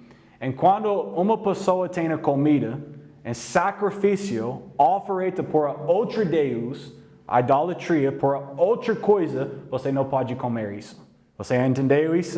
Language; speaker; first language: Portuguese; non-native, learner; English